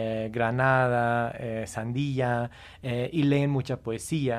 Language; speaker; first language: Spanish; non-native, fluent; English